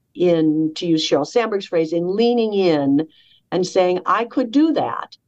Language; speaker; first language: English; native; English